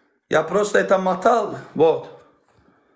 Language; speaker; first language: Russian; non-native, learner; Azerbaijani